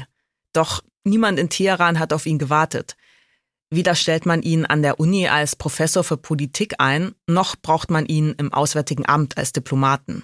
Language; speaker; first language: German; native; German